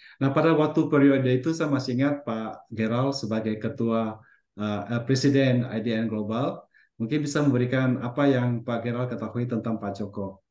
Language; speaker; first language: Indonesian; native; Indonesian